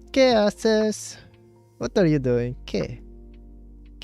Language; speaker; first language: Spanish; non-native, learner; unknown